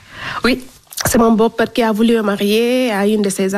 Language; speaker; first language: French; non-native, local second language; Fula